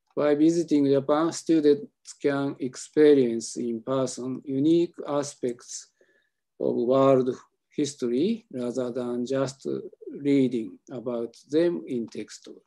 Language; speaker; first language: English; non-native, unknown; Japanese